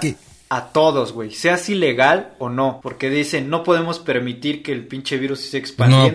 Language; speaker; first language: Spanish; native; Spanish